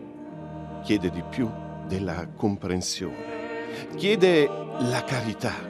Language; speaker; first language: Italian; native; Italian